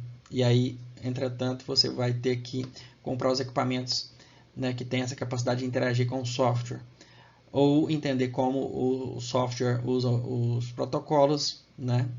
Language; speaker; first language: Portuguese; native; Portuguese